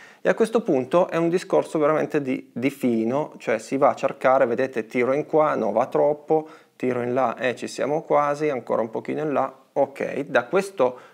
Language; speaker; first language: Italian; native; Italian